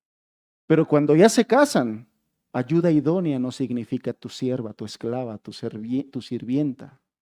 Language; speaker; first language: Spanish; native; Spanish